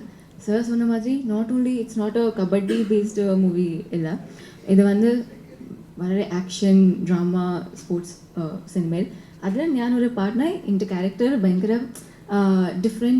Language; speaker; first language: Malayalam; non-native, learner; Tamil